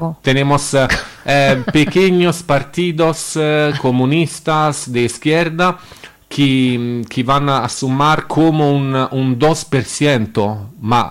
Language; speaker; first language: Spanish; non-native, learner; Italian